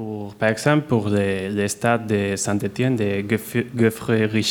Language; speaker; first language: French; non-native, fluent; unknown